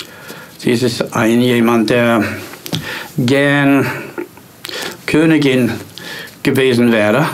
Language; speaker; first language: German; non-native, fluent; English